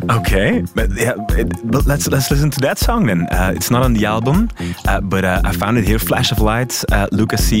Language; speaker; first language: English; non-native, fluent; Dutch